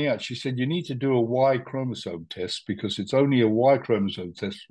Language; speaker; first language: English; native; English